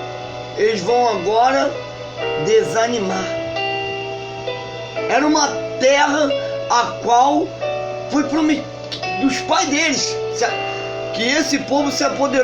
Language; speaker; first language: Portuguese; native; Portuguese